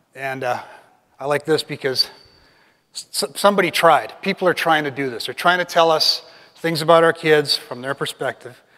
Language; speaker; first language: English; native; English